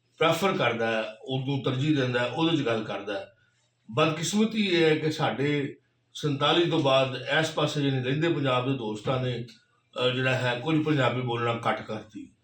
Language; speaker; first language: Punjabi; native; Punjabi